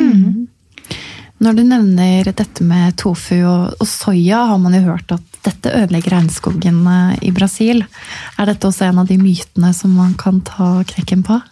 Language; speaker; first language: Norwegian; native; Norwegian